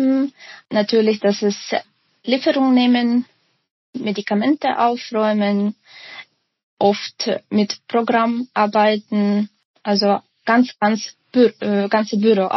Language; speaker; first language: German; non-native, fluent; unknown